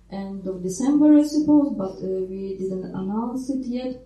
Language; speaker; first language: English; non-native, fluent; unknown